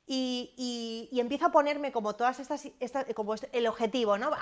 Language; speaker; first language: Spanish; native; Spanish